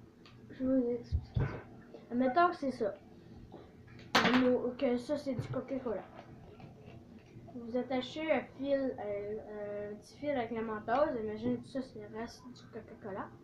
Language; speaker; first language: French; native; French